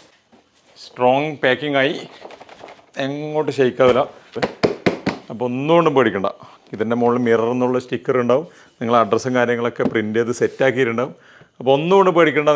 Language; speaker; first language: Malayalam; native; Malayalam